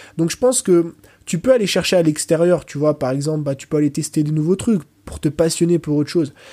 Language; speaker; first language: French; early bilingual, other home language; Portuguese